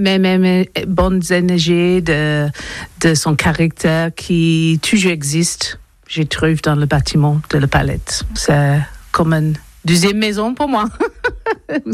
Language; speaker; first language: French; non-native, learner; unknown